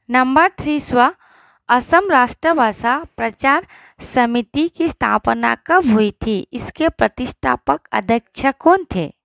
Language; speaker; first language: Hindi; non-native, local second language; Assamese